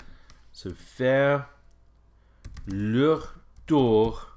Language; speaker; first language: French; non-native, fluent; English